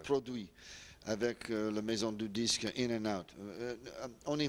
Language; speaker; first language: French; non-native, learner; English